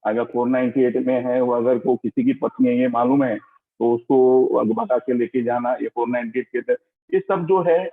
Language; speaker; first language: Hindi; non-native, local second language; Marathi